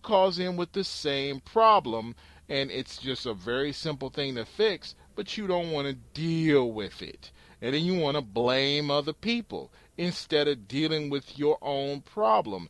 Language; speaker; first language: English; native; English